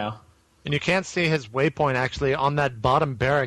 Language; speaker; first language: English; native; English